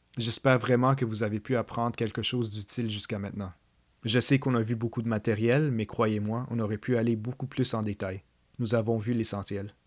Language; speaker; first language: French; native; French